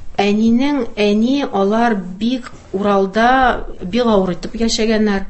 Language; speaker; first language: Tatar; non-native, fluent; Russian